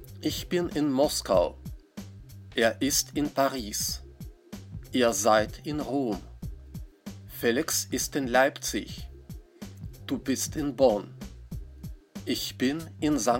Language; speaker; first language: German; non-native, fluent; Russian